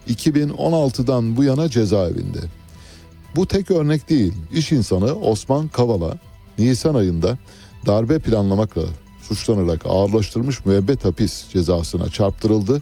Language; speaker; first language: Turkish; native; Turkish